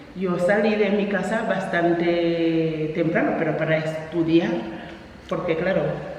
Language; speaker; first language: Spanish; non-native, fluent; English